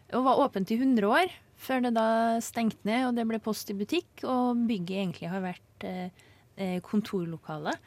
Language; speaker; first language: Norwegian; native; Norwegian